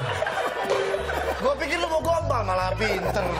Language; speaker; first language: Indonesian; native; Indonesian